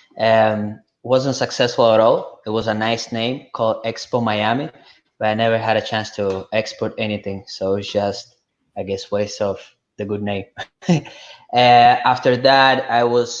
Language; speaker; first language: English; non-native, fluent; Russian